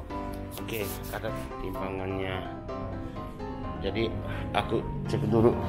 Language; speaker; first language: Indonesian; non-native, learner; Japanese